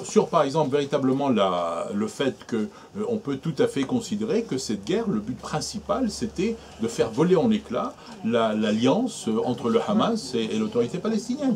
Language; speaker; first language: French; native; French